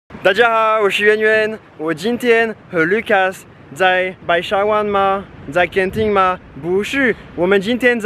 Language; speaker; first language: Chinese; non-native, fluent; French